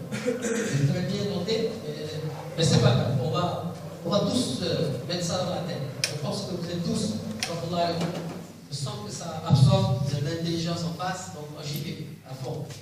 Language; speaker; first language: French; non-native, local second language; Arabic